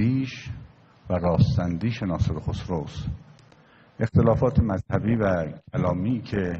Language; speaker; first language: Persian; native; Persian